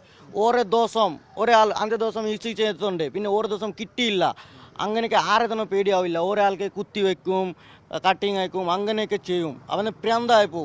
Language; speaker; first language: Malayalam; non-native, local second language; Assamese